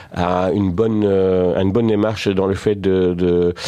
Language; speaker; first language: French; native; French